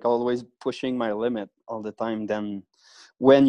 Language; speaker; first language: English; non-native, fluent; French